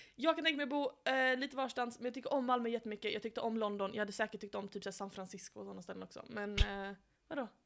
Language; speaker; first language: Swedish; native; Swedish